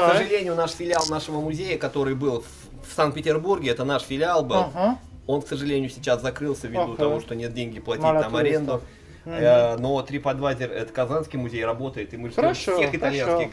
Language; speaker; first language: Russian; native; Russian